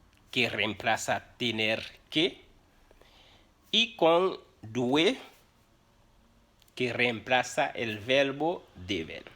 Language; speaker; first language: Spanish; non-native, fluent; Haitian Creole